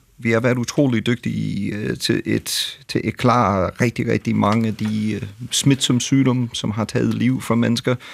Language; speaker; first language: Danish; non-native, fluent; English